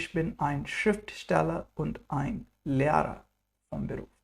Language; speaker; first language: German; non-native, fluent; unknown